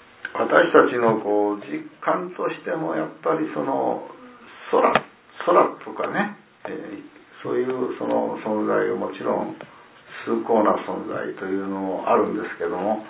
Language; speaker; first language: Japanese; native; Japanese